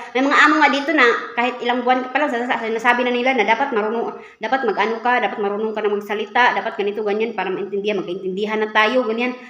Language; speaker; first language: Filipino; native; Filipino